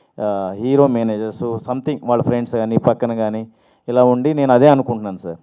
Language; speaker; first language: Telugu; native; Telugu